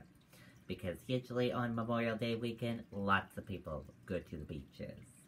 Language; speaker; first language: English; native; English